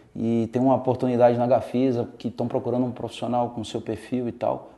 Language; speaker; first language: Portuguese; native; Portuguese